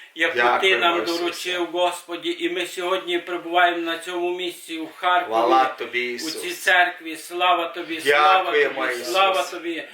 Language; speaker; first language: Ukrainian; native; Ukrainian